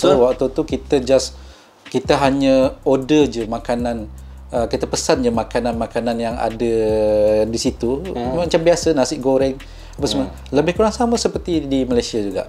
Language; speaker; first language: Malay; native; Malay